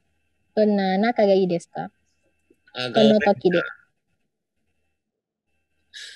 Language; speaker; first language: Japanese; non-native, learner; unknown